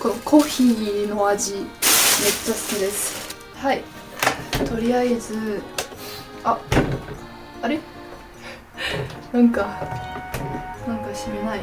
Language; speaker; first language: Japanese; non-native, learner; French